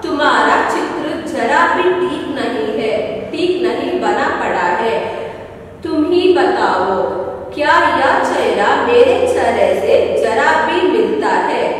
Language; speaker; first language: Hindi; non-native, local second language; Kannada